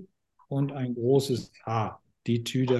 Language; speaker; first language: German; native; German